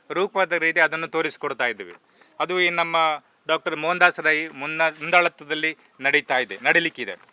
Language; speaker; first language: Kannada; native; Kannada